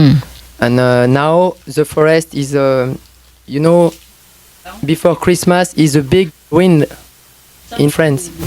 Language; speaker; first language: English; non-native, learner; French